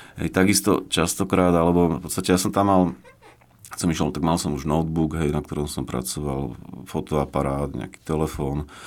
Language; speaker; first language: Slovak; native; Slovak